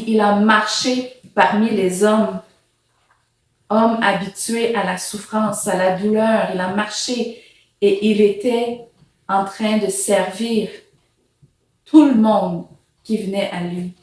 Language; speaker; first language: French; native; French